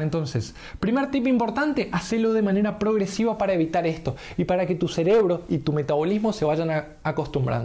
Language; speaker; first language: Spanish; native; Spanish